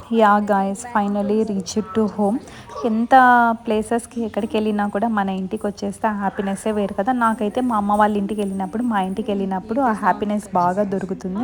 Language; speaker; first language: Telugu; non-native, local second language; Lambadi